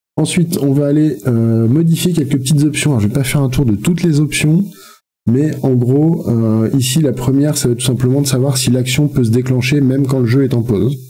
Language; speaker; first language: French; native; French